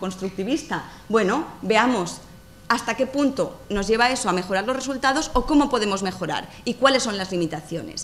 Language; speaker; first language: Spanish; native; Spanish